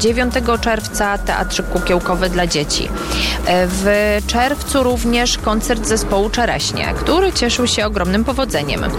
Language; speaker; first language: Polish; native; Polish